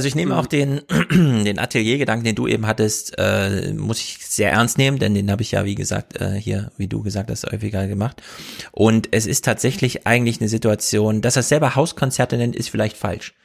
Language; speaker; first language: German; native; German